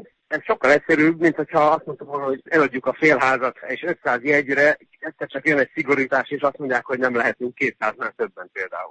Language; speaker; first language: Hungarian; native; Hungarian